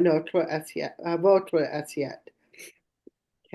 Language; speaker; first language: French; non-native, fluent; English